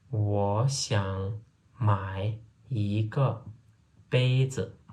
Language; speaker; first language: Chinese; non-native, fluent; Turkmen